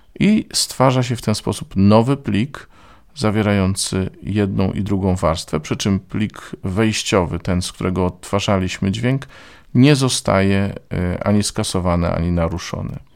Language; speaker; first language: Polish; native; Polish